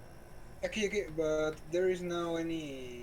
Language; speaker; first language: English; non-native, learner; Spanish